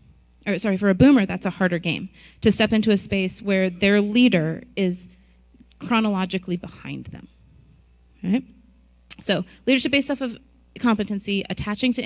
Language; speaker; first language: English; native; English